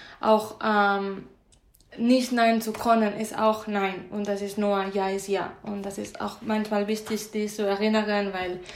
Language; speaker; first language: German; non-native, fluent; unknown